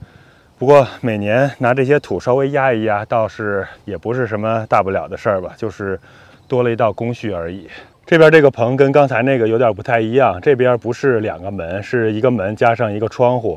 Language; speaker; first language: Chinese; native; Chinese